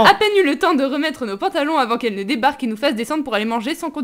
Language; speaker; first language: French; native; French